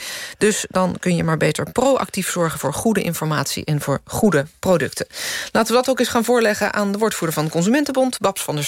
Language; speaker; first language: Dutch; native; Dutch